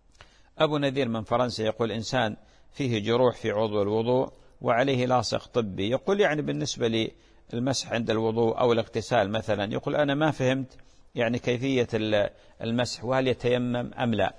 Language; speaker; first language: Arabic; native; Arabic